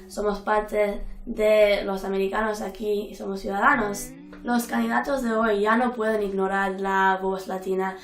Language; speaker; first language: Spanish; early bilingual, heritage; Spanish